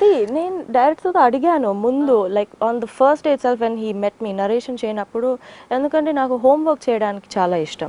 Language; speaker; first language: Telugu; non-native, learner; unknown